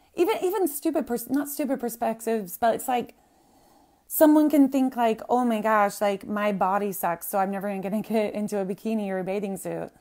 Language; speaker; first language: English; native; English